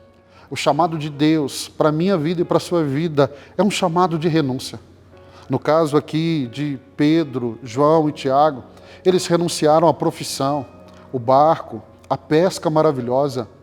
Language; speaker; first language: Portuguese; native; Portuguese